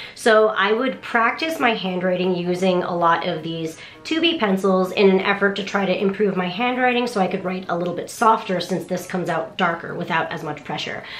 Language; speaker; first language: English; native; English